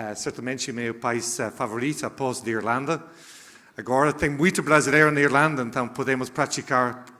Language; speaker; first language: Portuguese; non-native, fluent; English